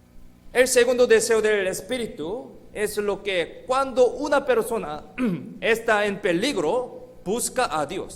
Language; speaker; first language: Spanish; non-native, fluent; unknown